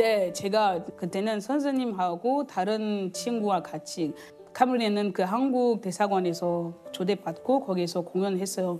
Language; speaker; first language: Korean; non-native, learner; French